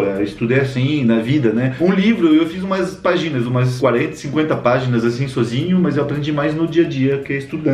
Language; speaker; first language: Portuguese; non-native, fluent; French